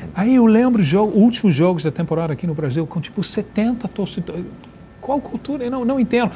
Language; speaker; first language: Portuguese; non-native, fluent; English